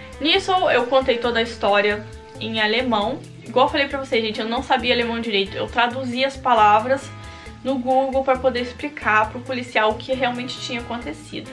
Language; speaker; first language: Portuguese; native; Portuguese